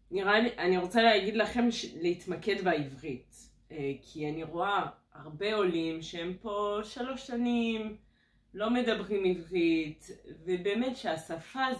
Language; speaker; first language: Hebrew; non-native, fluent; French